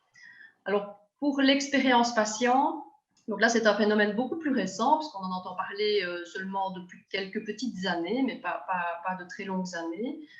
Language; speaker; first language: French; native; French